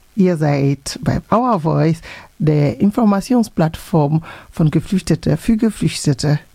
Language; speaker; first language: German; non-native, fluent; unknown